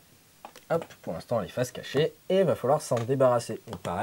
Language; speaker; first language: French; native; French